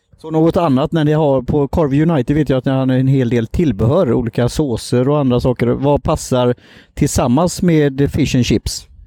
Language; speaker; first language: Swedish; native; Swedish